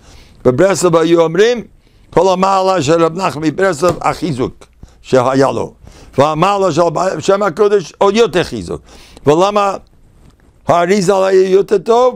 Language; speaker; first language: Hebrew; non-native, fluent; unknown